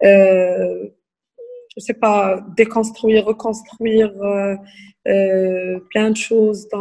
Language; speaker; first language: French; non-native, local second language; Arabic